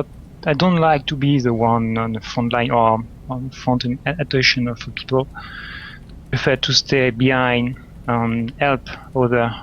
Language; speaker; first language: English; non-native, learner; French